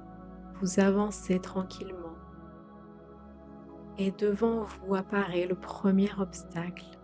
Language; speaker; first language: French; native; French